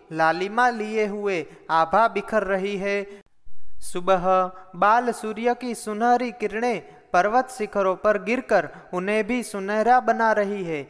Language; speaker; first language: Hindi; non-native, local second language; Gujarati